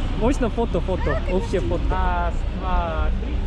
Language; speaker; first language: Russian; non-native, learner; Korean